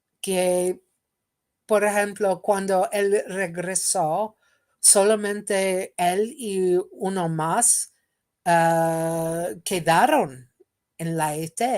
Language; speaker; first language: Spanish; non-native, fluent; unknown